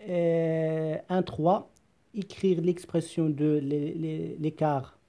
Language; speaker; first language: French; non-native, local second language; Arabic